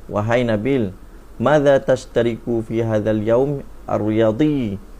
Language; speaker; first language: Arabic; non-native, fluent; Malay